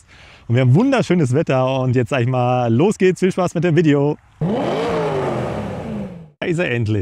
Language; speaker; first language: German; native; German